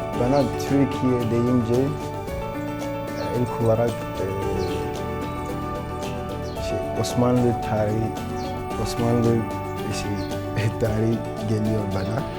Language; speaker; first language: Turkish; non-native, learner; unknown